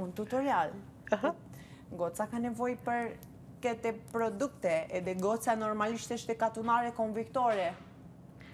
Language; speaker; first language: Albanian; early bilingual, heritage; Albanian